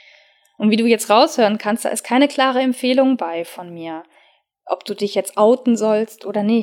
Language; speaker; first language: German; native; German